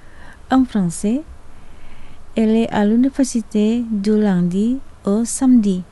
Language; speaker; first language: French; non-native, fluent; Indonesian